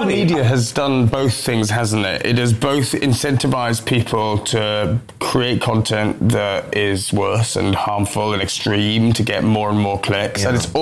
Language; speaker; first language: English; native; English